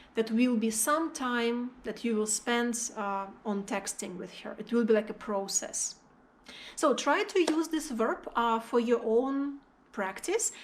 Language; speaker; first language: English; non-native, fluent; Russian